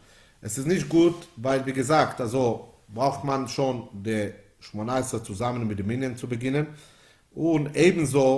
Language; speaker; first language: German; non-native, fluent; Yiddish